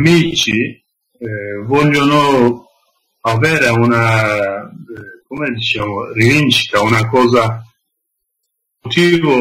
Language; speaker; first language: Italian; non-native, learner; Kurdish